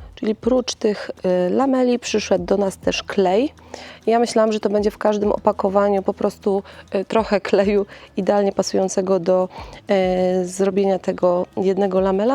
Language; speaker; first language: Polish; native; Polish